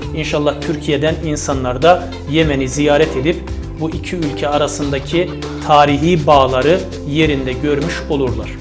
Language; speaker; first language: Turkish; native; Turkish